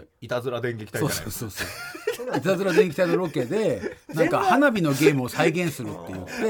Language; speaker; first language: Japanese; native; Japanese